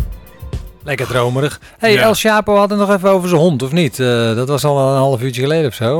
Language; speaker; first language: Dutch; native; Dutch